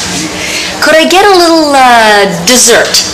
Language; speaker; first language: English; early bilingual, other home language; Italian